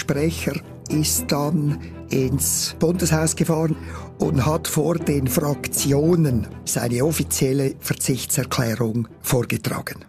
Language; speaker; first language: German; native; German